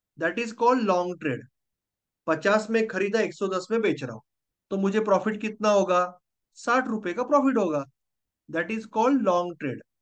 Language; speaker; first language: Hindi; non-native, local second language; Marathi